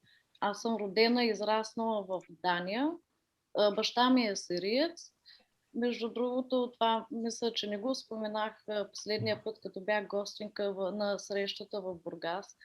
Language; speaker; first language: Bulgarian; early bilingual, heritage; Danish